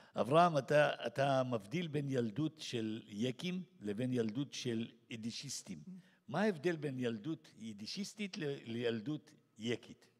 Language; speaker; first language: Hebrew; native; Hebrew